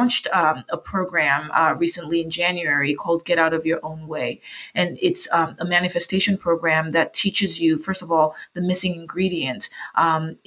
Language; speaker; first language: English; non-native, local second language; Yoruba